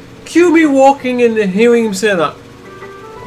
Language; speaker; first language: English; native; English